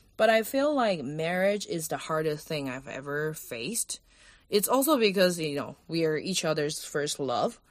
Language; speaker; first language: English; non-native, fluent; Chinese